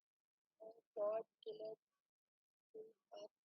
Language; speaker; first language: Swedish; non-native, learner; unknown